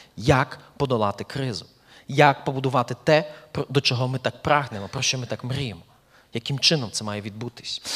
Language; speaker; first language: Ukrainian; early bilingual, heritage; Ukrainian